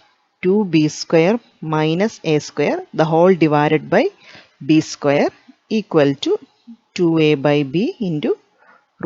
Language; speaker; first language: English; non-native, local second language; Malayalam